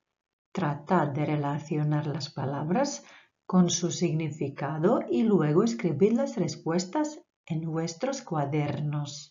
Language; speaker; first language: Spanish; non-native, fluent; Croatian